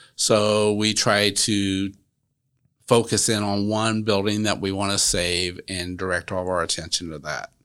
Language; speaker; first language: English; native; English